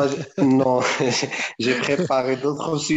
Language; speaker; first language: French; non-native, learner; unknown